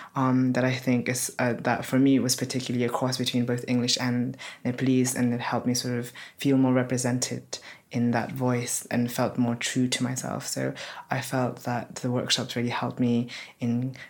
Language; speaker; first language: English; native; English